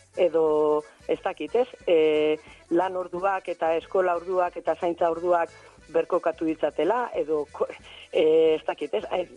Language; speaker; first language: Basque; native; Basque